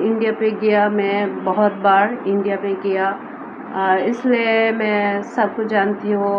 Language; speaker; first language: Hindi; non-native, learner; Bangla